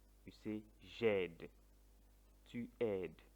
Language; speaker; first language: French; non-native, fluent; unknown